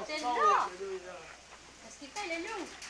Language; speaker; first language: French; native; French